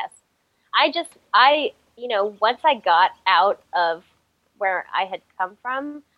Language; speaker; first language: English; native; English